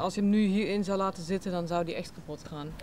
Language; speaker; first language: Dutch; native; Dutch